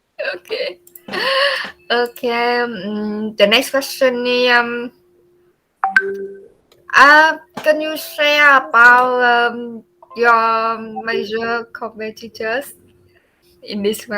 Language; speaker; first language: English; non-native, learner; Vietnamese